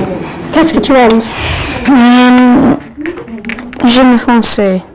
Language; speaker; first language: French; non-native, learner; English